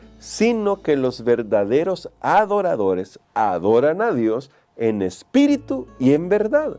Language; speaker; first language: Spanish; native; Spanish